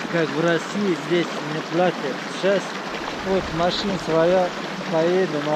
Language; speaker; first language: Russian; non-native, local second language; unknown